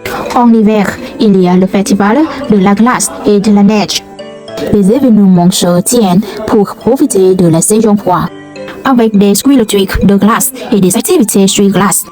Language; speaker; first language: French; non-native, learner; Vietnamese